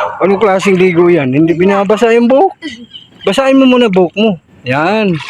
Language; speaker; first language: Filipino; non-native, local second language; Cebuano